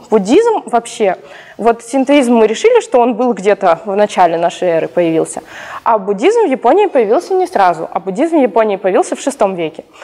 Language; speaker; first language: Russian; native; Russian